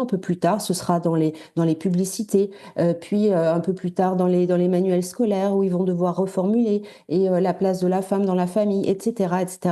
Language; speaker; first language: French; native; French